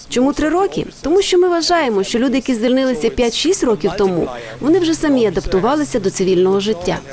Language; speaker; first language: Ukrainian; native; Ukrainian